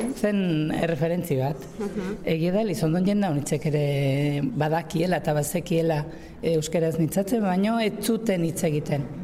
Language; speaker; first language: Basque; native; Basque